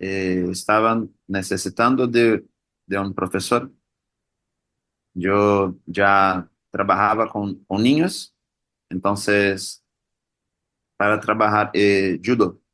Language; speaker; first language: Spanish; non-native, learner; Portuguese